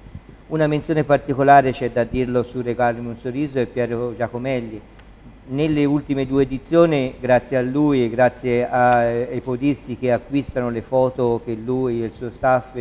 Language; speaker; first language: Italian; native; Italian